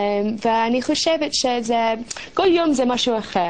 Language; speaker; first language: Hebrew; non-native, learner; English